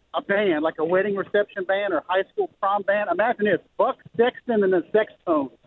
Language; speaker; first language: English; native; English